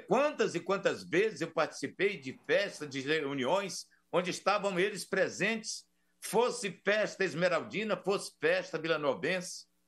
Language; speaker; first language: Portuguese; native; Portuguese